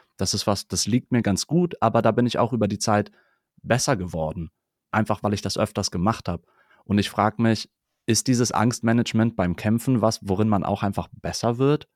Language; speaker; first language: German; native; German